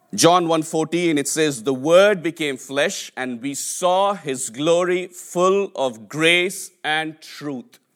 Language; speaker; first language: English; non-native, local second language; Telugu